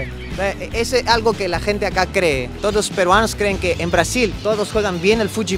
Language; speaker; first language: Spanish; native; Spanish